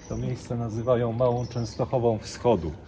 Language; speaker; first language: Polish; native; Polish